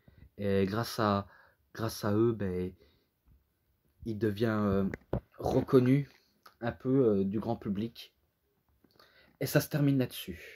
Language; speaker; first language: French; native; French